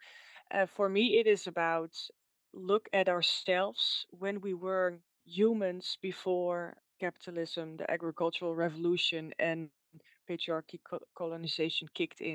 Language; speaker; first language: English; non-native, fluent; Dutch